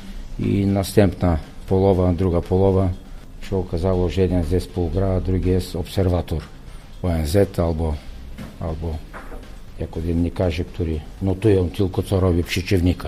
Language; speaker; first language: Polish; non-native, learner; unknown